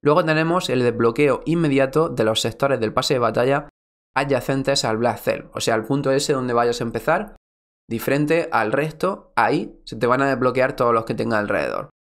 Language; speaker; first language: Spanish; native; Spanish